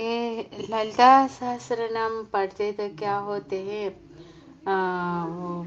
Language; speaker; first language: Hindi; non-native, local second language; Telugu